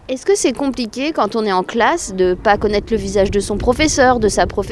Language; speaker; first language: French; native; French